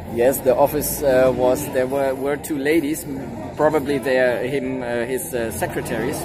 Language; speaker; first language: English; non-native, fluent; Swiss German